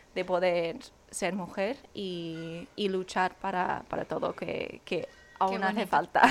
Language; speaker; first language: Spanish; non-native, fluent; English